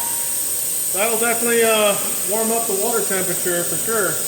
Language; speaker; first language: English; native; English